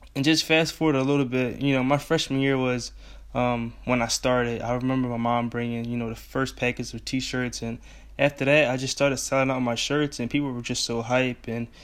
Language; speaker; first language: English; native; English